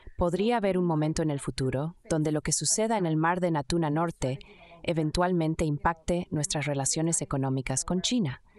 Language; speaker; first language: Spanish; non-native, fluent; Indonesian